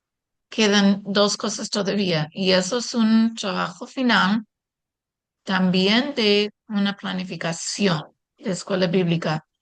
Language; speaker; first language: Spanish; non-native, fluent; English